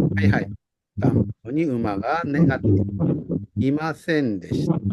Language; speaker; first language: Japanese; non-native, fluent; Indonesian